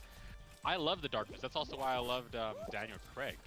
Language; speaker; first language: English; native; English